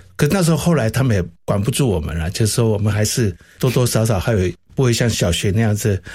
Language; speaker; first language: Chinese; non-native, local second language; Cantonese